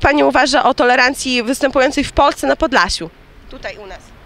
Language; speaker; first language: Polish; native; Polish